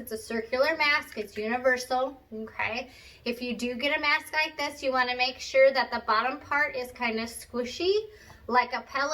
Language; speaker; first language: English; native; English